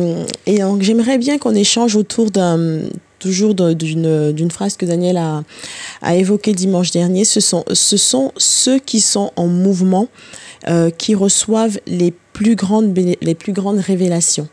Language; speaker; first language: French; native; French